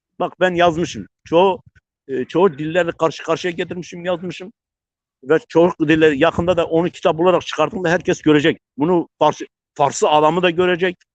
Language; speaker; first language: Turkish; non-native, local second language; Zaza